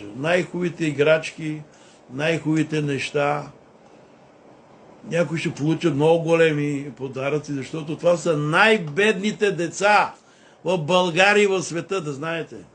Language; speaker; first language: Bulgarian; non-native, local second language; Romany